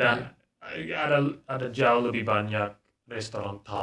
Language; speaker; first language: Indonesian; non-native, learner; English